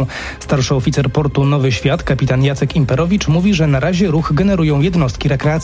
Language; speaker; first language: Polish; native; Polish